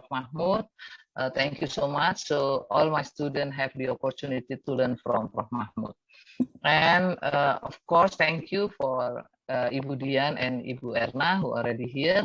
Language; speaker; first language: English; non-native, fluent; Indonesian